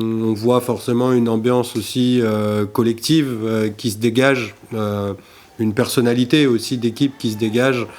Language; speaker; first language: French; native; French